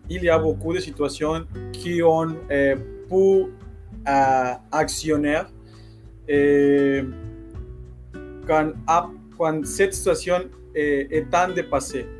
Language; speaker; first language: French; non-native, learner; Spanish